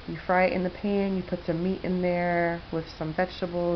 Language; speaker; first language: English; native; English